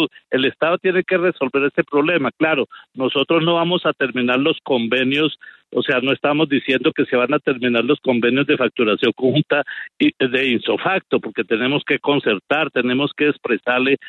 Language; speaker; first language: Spanish; native; Spanish